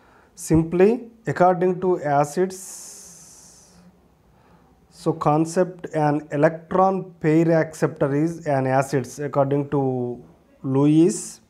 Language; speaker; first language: English; non-native, local second language; Telugu